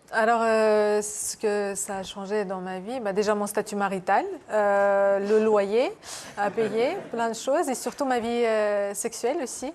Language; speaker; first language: French; non-native, fluent; Russian